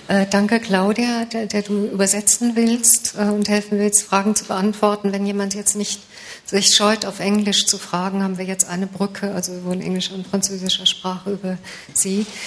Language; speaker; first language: German; native; German